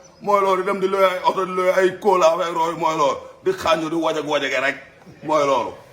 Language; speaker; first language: Wolof; native; Wolof